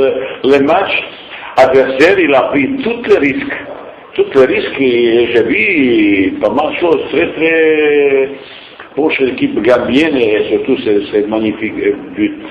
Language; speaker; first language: French; non-native, fluent; Bosnian